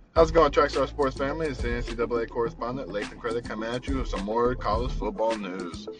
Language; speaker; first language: English; native; English